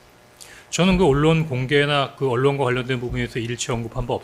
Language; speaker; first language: Korean; native; Korean